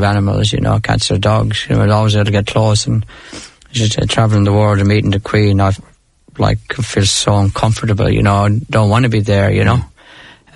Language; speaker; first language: English; native; English